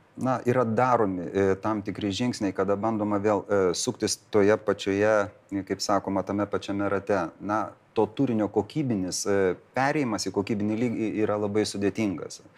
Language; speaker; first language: Lithuanian; native; Lithuanian